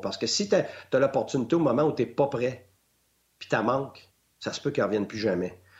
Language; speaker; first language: French; native; French